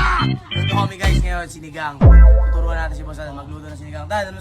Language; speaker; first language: Filipino; native; Filipino